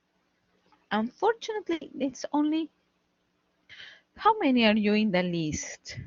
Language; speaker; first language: English; non-native, fluent; Spanish